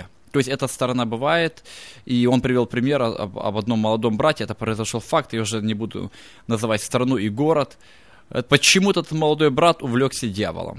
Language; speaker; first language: Russian; native; Russian